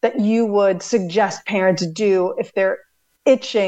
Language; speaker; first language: English; native; English